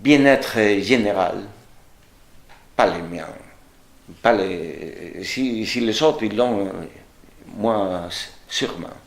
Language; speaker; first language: French; non-native, fluent; Spanish